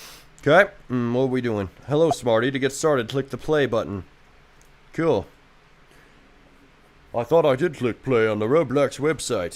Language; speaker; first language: English; native; English